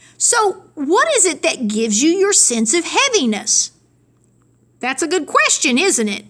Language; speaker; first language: English; native; English